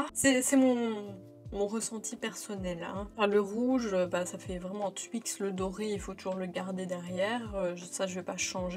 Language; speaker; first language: French; native; French